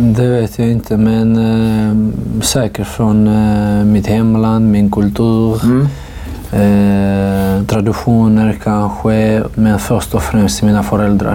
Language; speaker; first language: Swedish; non-native, fluent; Georgian